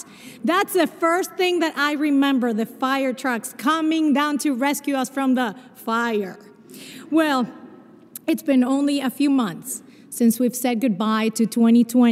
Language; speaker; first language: English; non-native, fluent; Spanish